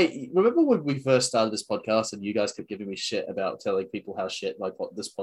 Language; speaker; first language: English; native; English